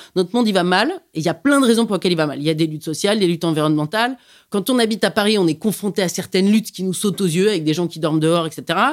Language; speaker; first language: French; native; French